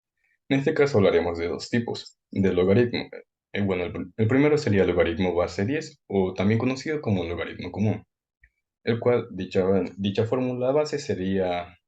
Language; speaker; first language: Spanish; native; Spanish